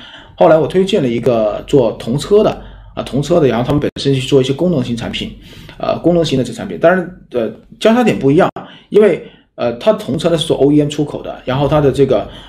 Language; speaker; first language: Chinese; native; Chinese